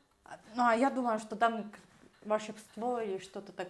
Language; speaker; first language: Russian; non-native, learner; Estonian